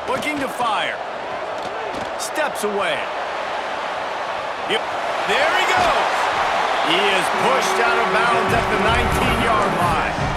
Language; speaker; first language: English; native; English